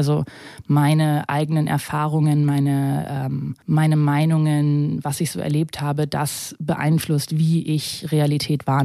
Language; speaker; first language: German; native; German